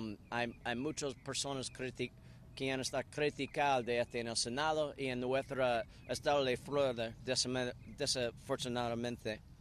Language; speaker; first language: Spanish; non-native, learner; English